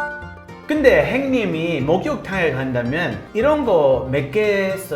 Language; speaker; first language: Korean; non-native, fluent; English